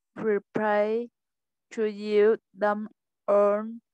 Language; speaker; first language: English; non-native, learner; Vietnamese